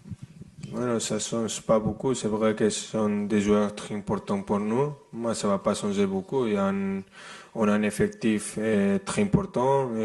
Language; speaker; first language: French; non-native, fluent; Spanish